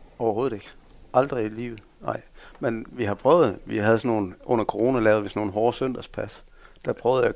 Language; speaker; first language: Danish; native; Danish